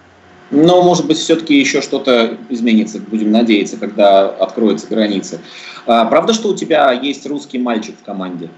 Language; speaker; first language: Russian; native; Russian